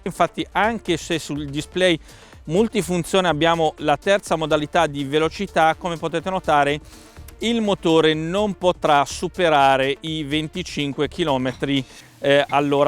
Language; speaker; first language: Italian; native; Italian